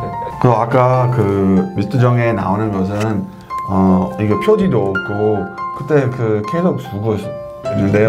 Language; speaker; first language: Korean; non-native, learner; English